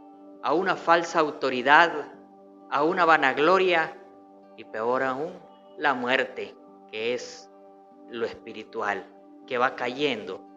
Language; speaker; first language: Spanish; native; Spanish